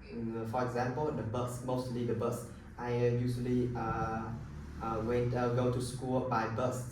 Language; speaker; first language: English; non-native, learner; Vietnamese